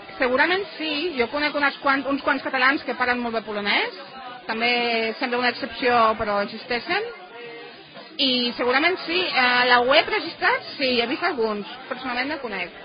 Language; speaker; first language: Catalan; non-native, fluent; Polish